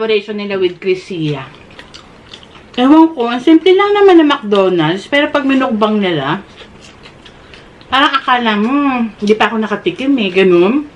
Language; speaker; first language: Filipino; native; Filipino